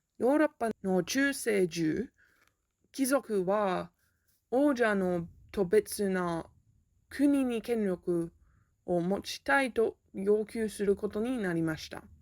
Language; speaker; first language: Japanese; non-native, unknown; English